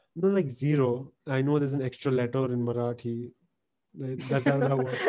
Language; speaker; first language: English; native; English